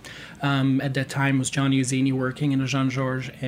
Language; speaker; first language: English; non-native, fluent; Serbian